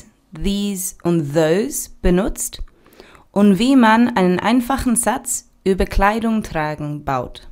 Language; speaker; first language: German; non-native, fluent; English